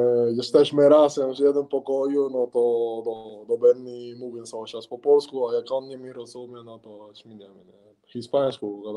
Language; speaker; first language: Polish; non-native, learner; Spanish